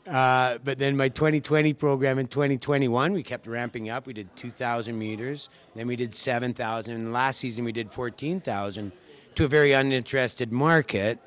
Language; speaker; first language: English; native; English